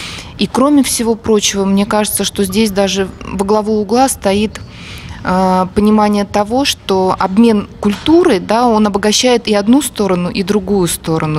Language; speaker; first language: Russian; native; Russian